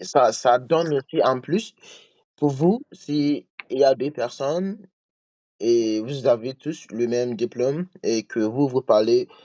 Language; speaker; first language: French; non-native, learner; English